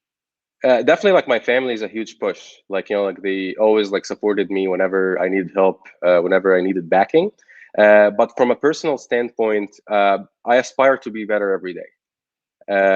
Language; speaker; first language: English; non-native, local second language; Arabic